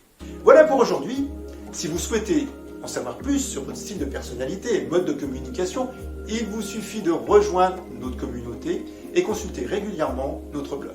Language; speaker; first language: French; native; French